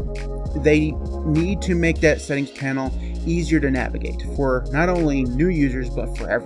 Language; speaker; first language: English; native; English